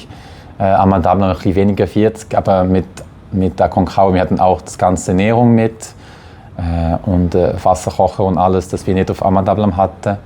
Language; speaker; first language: German; non-native, local second language; French